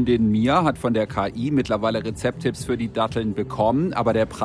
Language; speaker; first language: German; native; German